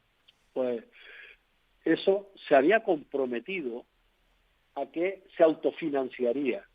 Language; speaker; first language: Spanish; native; Spanish